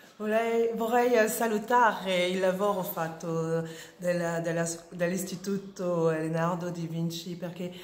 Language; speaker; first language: Italian; non-native, fluent; French